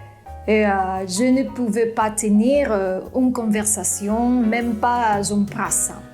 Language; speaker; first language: French; non-native, fluent; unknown